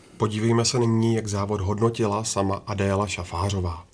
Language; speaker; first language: Czech; native; Czech